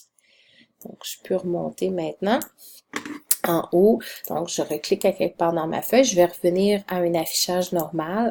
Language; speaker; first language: French; native; French